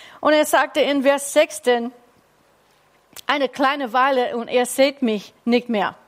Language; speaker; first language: German; non-native, fluent; English